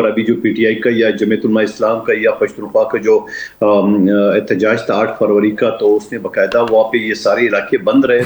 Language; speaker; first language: Urdu; non-native, local second language; Pashto